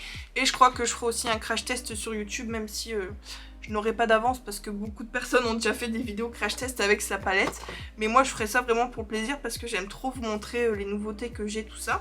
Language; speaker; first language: French; native; French